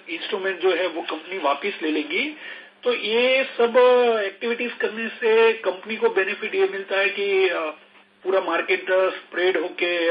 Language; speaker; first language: Hindi; non-native, local second language; Gujarati